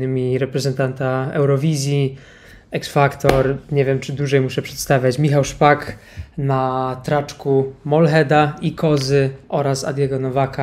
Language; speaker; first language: Polish; native; Polish